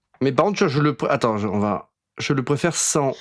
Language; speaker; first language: French; native; French